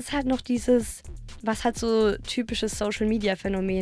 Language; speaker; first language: German; native; German